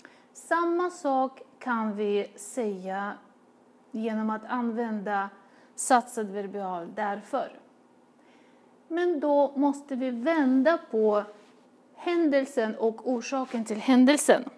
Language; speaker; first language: Swedish; non-native, fluent; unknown